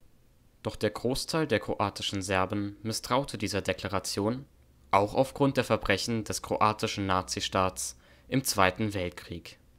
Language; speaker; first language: German; native; German